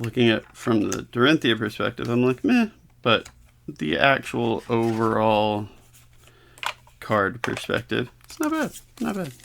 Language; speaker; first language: English; native; English